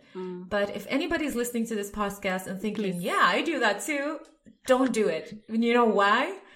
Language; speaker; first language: English; non-native, fluent; Swedish